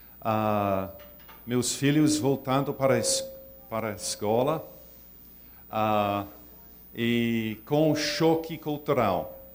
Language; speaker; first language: Portuguese; non-native, learner; English